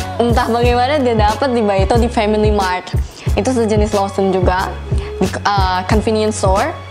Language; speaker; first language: Indonesian; native; Indonesian